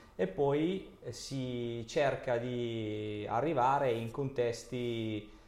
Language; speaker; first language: Italian; native; Italian